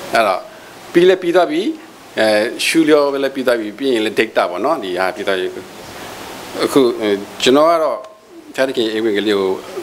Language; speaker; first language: Burmese; non-native, local second language; Kachin